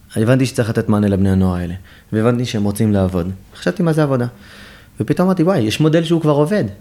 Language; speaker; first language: Hebrew; native; Hebrew